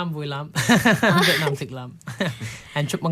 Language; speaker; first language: Vietnamese; non-native, learner; English